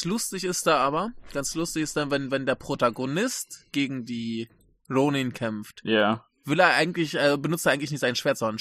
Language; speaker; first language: German; native; German